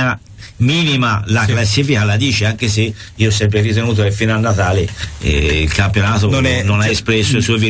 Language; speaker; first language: Italian; native; Italian